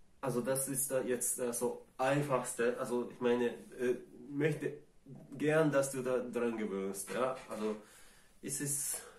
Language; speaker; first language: German; non-native, fluent; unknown